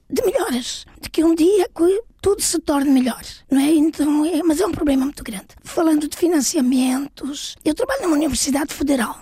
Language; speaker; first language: Portuguese; native; Portuguese